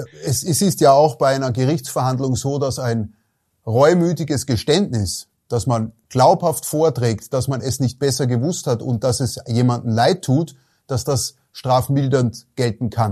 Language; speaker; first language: German; native; German